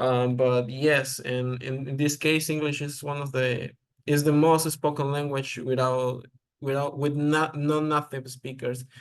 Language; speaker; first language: English; non-native, learner; Spanish